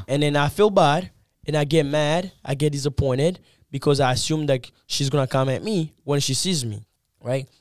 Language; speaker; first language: English; non-native, fluent; Lingala